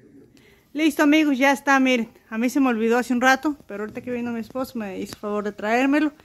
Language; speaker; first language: Spanish; native; Spanish